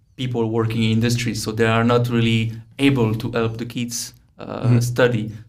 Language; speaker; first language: English; non-native, fluent; French